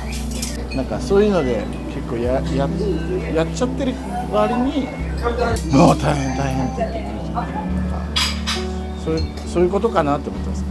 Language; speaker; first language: Japanese; native; Japanese